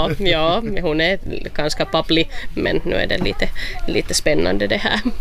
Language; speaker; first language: Swedish; non-native, local second language; Finnish